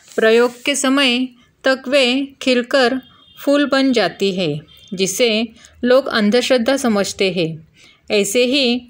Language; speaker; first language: Hindi; non-native, local second language; Marathi